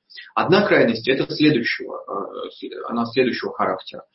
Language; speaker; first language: Russian; native; Russian